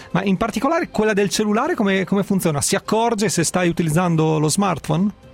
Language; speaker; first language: Italian; native; Italian